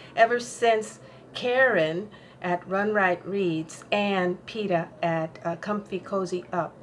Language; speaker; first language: English; non-native, fluent; Spanish